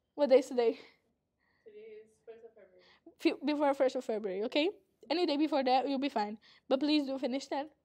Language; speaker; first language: English; non-native, fluent; Portuguese